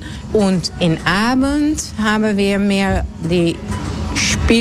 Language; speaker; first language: German; non-native, learner; Dutch